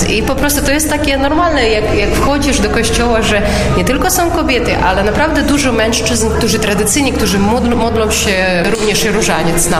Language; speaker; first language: Polish; non-native, local second language; Ukrainian